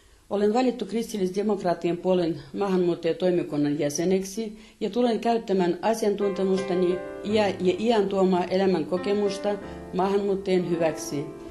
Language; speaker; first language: Finnish; non-native, fluent; Russian